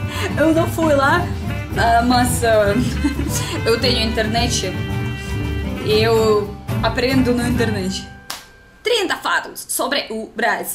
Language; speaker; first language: Portuguese; non-native, learner; Russian